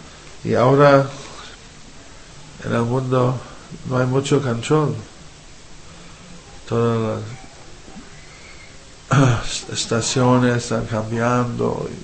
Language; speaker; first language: Spanish; non-native, fluent; English